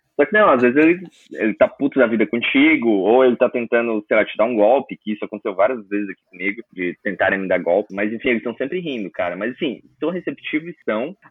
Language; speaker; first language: Portuguese; native; Portuguese